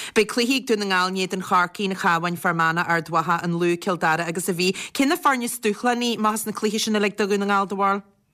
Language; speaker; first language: Irish; native; Irish